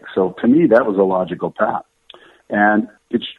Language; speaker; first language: English; native; English